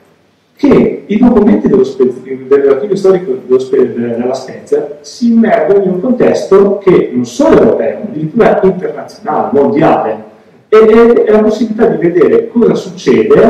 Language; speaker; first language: Italian; native; Italian